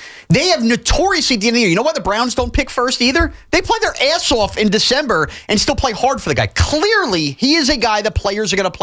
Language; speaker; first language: English; native; English